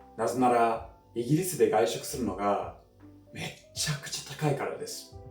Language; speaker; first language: Japanese; non-native, fluent; English